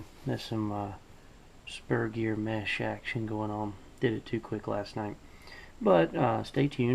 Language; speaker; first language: English; native; English